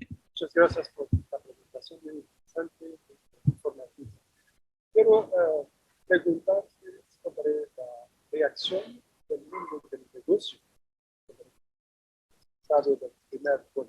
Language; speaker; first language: Spanish; non-native, fluent; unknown